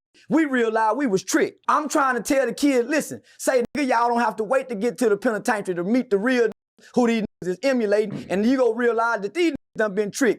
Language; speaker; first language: English; native; English